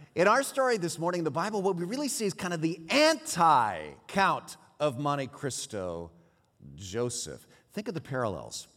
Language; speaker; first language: English; early bilingual, other home language; Swiss German